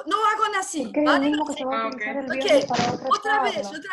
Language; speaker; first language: Spanish; non-native, fluent; Portuguese